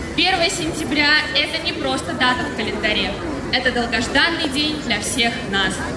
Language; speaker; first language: Russian; native; Russian